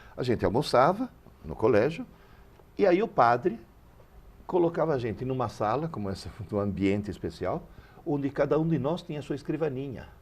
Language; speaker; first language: Portuguese; early bilingual, other home language; Italian